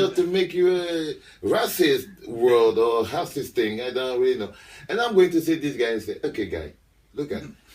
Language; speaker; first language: English; non-native, local second language; French